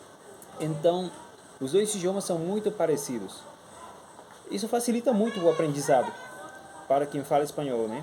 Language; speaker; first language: Portuguese; non-native, fluent; Spanish